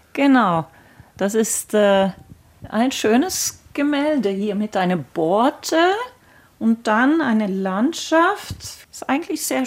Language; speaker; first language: German; non-native, fluent; Swedish